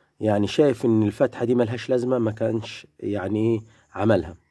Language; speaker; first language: Arabic; native; Arabic